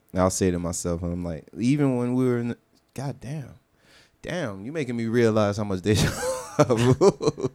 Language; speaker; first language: English; early bilingual, other home language; Haitian Creole